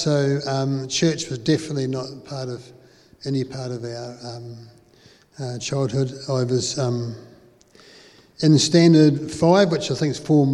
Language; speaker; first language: English; native; English